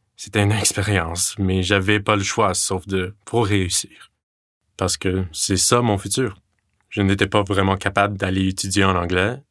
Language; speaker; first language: French; non-native, fluent; English